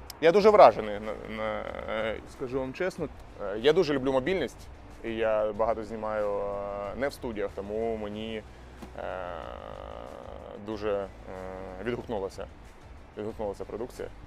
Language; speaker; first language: Ukrainian; non-native, local second language; Russian